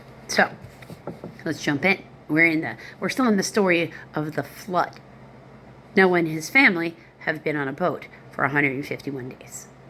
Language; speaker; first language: English; native; English